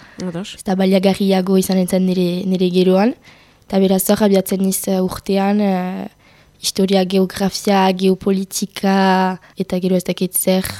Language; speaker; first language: Basque; non-native, local second language; French